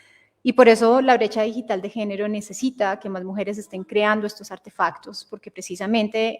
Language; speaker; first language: Spanish; native; Spanish